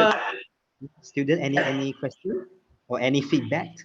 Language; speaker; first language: English; non-native, fluent; Malay